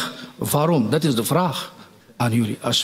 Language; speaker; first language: Dutch; non-native, fluent; Riffian